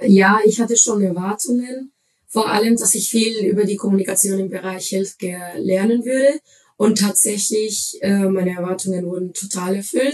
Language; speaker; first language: German; non-native, fluent; Spanish